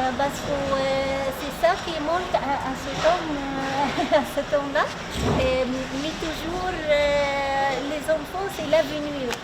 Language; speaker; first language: French; non-native, learner; Arabic